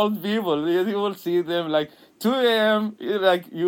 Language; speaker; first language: English; non-native, learner; Arabic